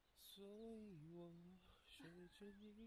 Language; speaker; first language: Chinese; non-native, learner; Japanese